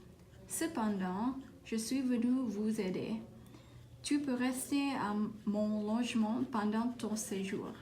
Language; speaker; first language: French; non-native, learner; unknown